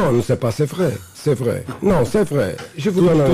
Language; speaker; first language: French; non-native, fluent; Portuguese